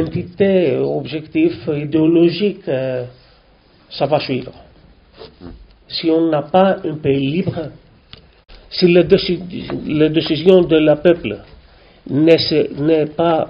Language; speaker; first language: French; non-native, learner; Greek